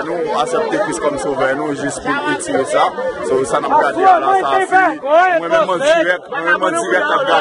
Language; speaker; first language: French; non-native, local second language; Haitian Creole